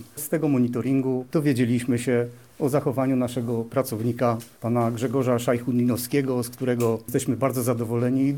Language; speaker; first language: Polish; native; Polish